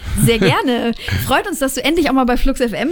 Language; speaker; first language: German; native; German